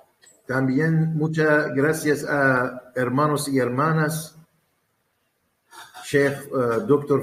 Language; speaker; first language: Spanish; non-native, learner; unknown